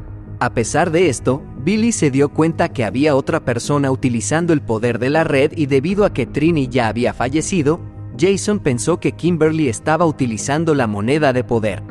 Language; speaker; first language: Spanish; native; Spanish